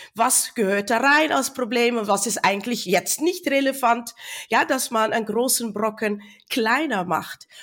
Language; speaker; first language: German; non-native, fluent; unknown